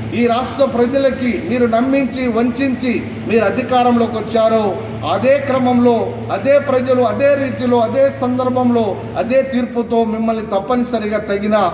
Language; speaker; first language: Telugu; non-native, local second language; Lambadi